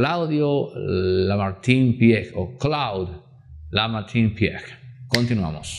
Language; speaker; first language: Spanish; native; Spanish